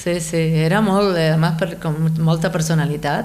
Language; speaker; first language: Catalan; non-native, fluent; Spanish